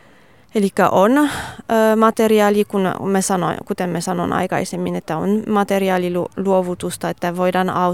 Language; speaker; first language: Finnish; non-native, fluent; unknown